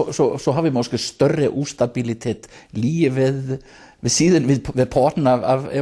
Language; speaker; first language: Danish; non-native, fluent; Icelandic